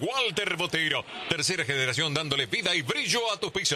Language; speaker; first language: Spanish; native; Spanish